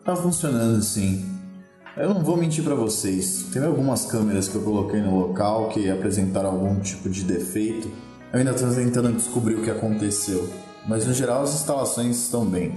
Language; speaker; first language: Portuguese; native; Portuguese